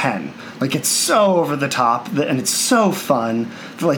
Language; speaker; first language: English; native; English